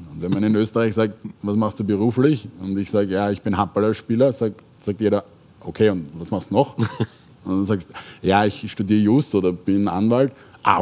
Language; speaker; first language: German; native; German